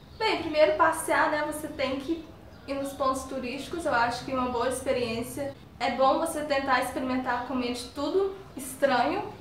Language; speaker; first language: Portuguese; early bilingual, heritage; Portuguese